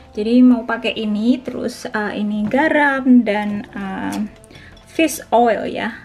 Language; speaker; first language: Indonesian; native; Indonesian